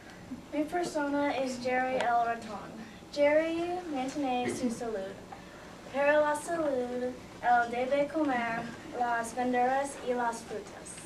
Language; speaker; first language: Spanish; non-native, learner; English